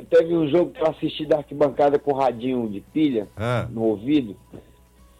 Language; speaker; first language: Portuguese; native; Portuguese